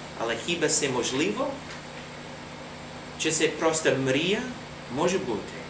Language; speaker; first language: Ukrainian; non-native, learner; English